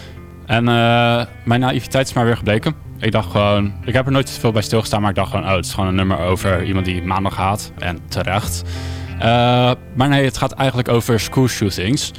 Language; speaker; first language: Dutch; native; Dutch